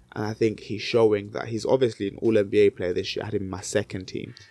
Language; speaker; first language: English; native; English